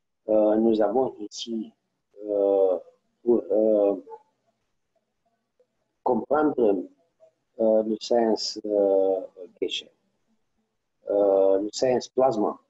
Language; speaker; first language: French; non-native, learner; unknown